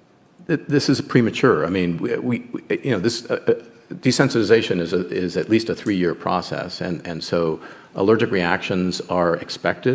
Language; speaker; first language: English; native; English